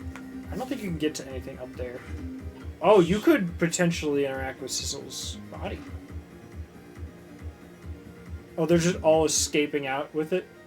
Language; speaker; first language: English; native; English